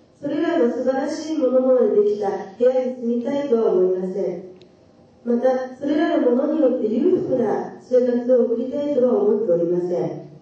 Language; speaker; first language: Japanese; native; Japanese